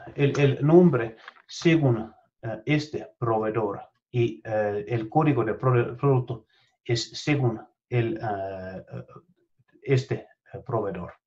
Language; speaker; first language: Spanish; non-native, fluent; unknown